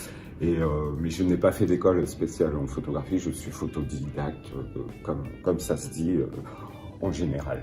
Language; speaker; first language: French; native; French